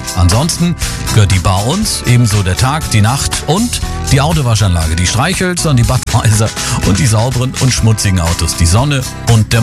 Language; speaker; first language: German; native; German